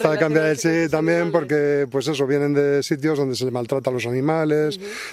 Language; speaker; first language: Spanish; native; Spanish